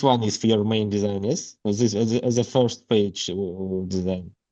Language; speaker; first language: English; non-native, learner; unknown